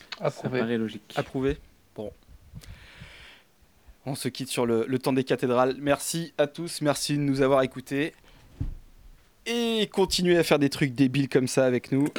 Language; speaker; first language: French; native; French